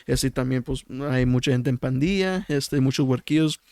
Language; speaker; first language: Spanish; early bilingual, heritage; Spanish